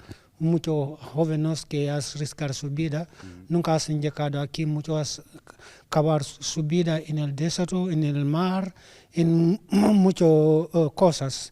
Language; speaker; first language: Spanish; non-native, learner; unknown